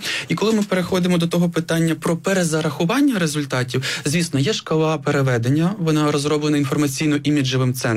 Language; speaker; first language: Ukrainian; native; Ukrainian